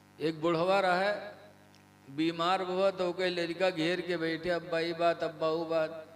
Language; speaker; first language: Hindi; native; Hindi